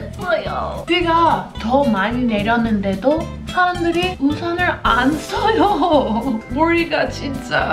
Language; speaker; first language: Korean; non-native, fluent; English